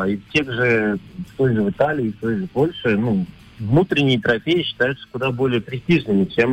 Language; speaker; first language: Russian; native; Russian